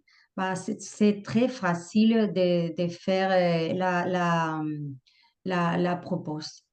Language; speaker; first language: French; non-native, fluent; Spanish